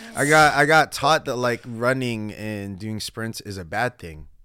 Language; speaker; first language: English; early bilingual, other home language; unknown